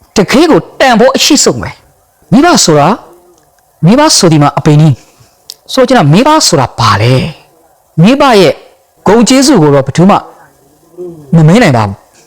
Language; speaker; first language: Burmese; non-native, local second language; Rohingya